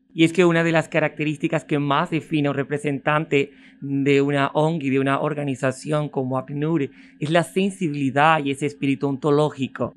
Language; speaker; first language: Spanish; native; Spanish